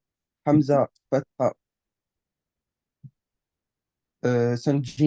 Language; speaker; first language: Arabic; non-native, learner; Estonian